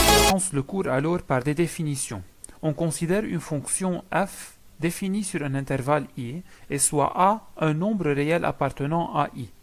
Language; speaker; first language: French; non-native, local second language; Arabic